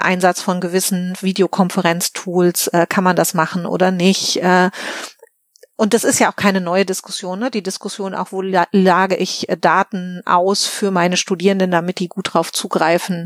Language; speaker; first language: German; native; German